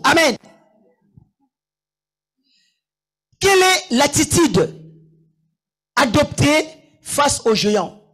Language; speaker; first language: French; non-native, local second language; Lingala